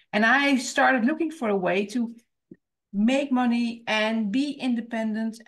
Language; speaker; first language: English; non-native, fluent; Dutch